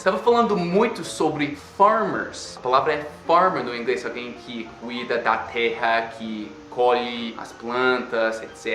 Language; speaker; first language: Portuguese; non-native, fluent; English